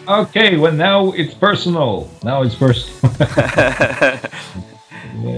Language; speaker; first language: English; non-native, fluent; Croatian